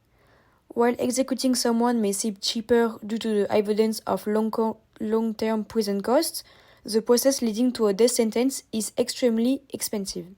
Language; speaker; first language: English; non-native, fluent; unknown